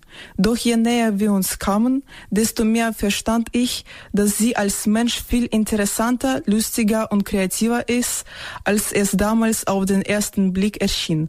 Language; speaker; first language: German; non-native, fluent; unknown